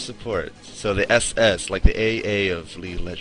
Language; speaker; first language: English; native; English